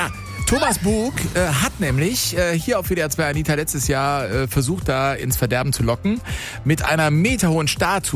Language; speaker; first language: German; native; German